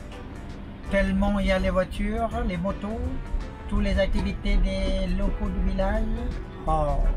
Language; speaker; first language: French; non-native, fluent; Indonesian